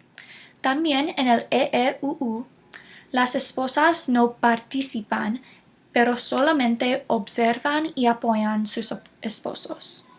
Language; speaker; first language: Spanish; non-native, learner; English